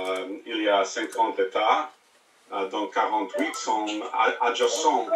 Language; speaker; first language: French; non-native, learner; English